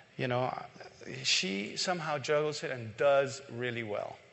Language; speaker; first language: English; non-native, local second language; Filipino